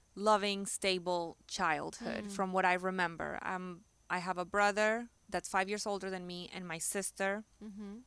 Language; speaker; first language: English; early bilingual, other home language; Spanish